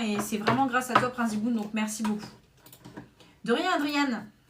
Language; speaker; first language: French; native; French